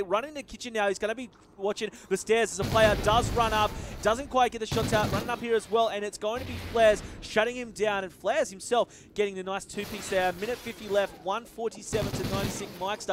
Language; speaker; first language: English; native; English